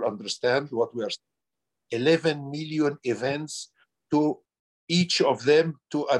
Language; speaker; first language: English; non-native, fluent; Arabic